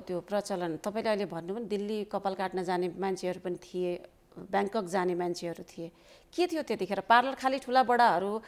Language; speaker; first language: Nepali; native; Nepali